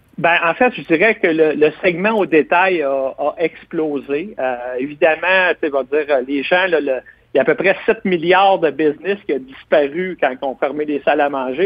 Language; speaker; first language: French; native; French